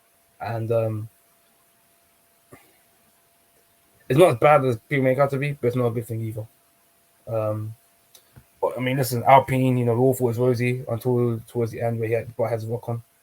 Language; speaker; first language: English; native; English